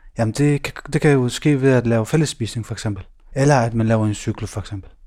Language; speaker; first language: Danish; early bilingual, other home language; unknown